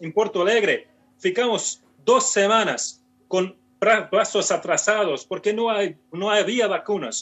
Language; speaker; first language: Spanish; non-native, fluent; Portuguese